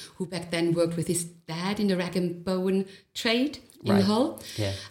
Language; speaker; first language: English; non-native, fluent; German